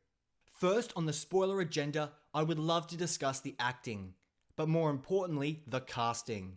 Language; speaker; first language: English; native; English